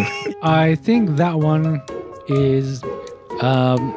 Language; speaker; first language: English; native; English